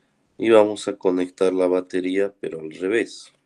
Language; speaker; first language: Spanish; native; Spanish